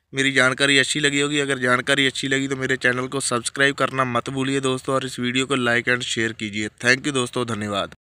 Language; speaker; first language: Hindi; non-native, local second language; Punjabi